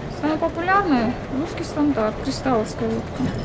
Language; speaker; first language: Russian; native; Russian